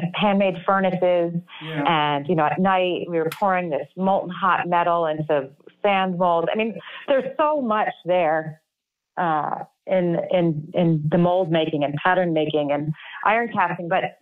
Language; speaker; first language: English; native; English